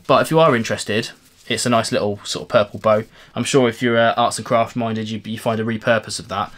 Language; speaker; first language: English; native; English